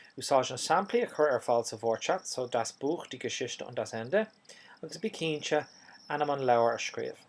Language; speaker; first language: Irish; native; Irish